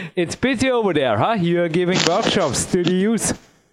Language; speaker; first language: English; non-native, fluent; German